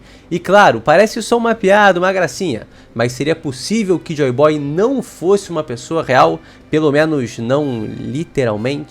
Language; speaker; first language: Portuguese; native; Portuguese